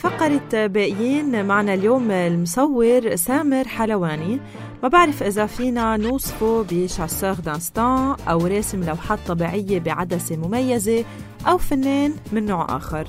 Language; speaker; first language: Arabic; native; Arabic